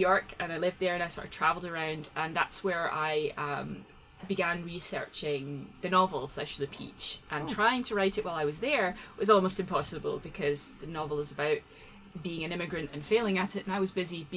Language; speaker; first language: English; native; English